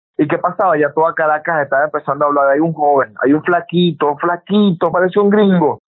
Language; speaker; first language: Spanish; native; Spanish